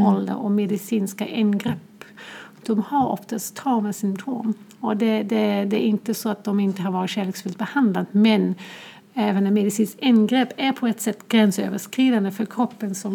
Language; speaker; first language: Swedish; non-native, fluent; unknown